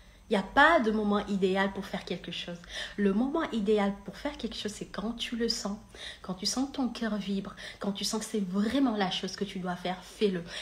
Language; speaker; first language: French; non-native, local second language; Wolof